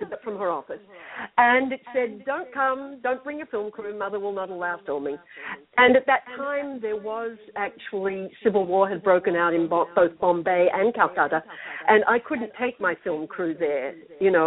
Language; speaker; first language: English; native; English